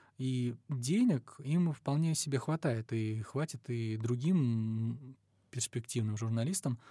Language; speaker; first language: Russian; native; Russian